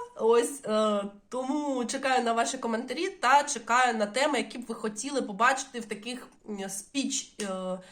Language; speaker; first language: Ukrainian; non-native, local second language; Russian